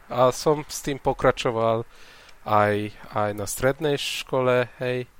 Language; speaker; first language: Slovak; non-native, local second language; Hungarian